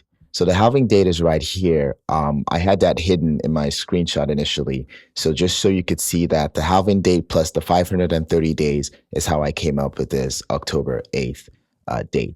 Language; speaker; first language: English; native; English